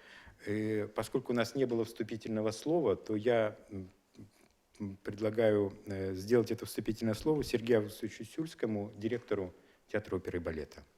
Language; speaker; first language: Russian; native; Russian